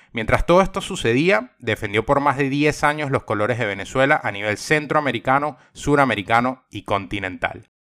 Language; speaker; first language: Spanish; native; Spanish